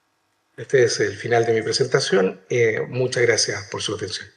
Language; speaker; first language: Spanish; native; Spanish